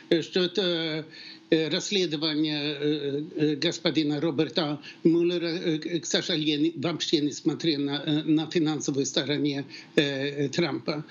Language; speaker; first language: Russian; non-native, fluent; Swedish